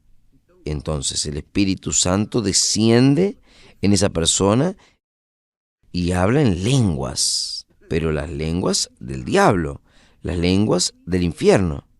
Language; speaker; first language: Spanish; non-native, fluent; Portuguese